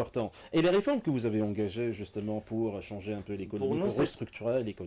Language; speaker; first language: French; native; French